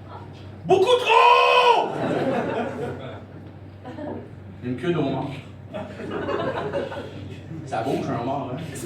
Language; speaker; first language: French; native; French